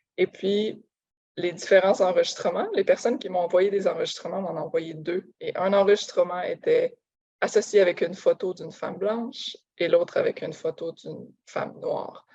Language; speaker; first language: French; native; French